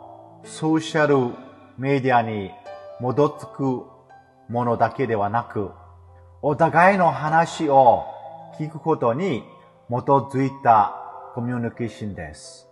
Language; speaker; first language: Japanese; non-native, fluent; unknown